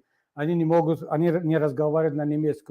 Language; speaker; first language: Russian; non-native, local second language; Tajik